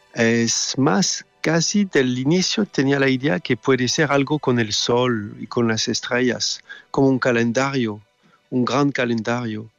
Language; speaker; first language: Spanish; non-native, fluent; French